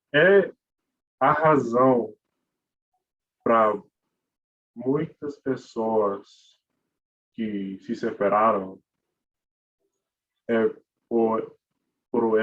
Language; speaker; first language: Portuguese; non-native, learner; English